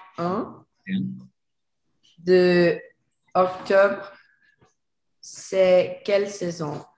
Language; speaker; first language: French; non-native, learner; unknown